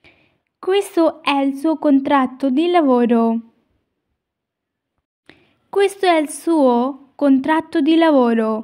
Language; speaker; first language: Italian; non-native, fluent; Urdu